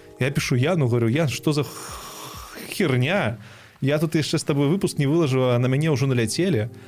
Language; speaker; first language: Belarusian; non-native, local second language; Russian